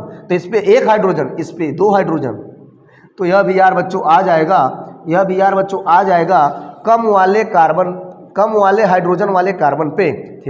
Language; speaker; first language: Hindi; native; Hindi